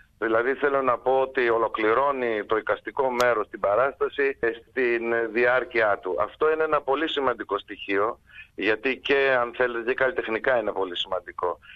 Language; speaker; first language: Greek; early bilingual, heritage; Greek